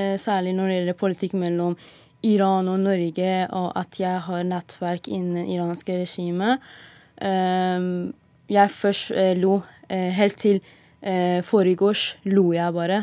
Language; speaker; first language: Norwegian; non-native, fluent; Persian